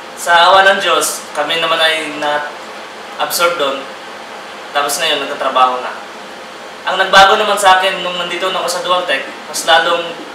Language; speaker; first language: Filipino; non-native, local second language; Cebuano